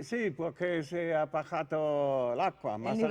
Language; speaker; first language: Spanish; non-native, learner; Italian